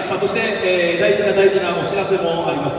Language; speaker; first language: Japanese; native; Japanese